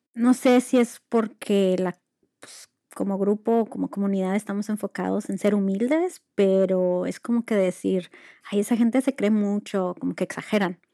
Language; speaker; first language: Spanish; early bilingual, heritage; Spanish